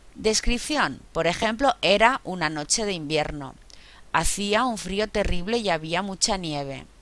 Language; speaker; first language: Spanish; native; Spanish